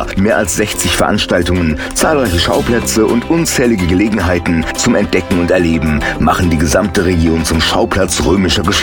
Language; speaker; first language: German; native; German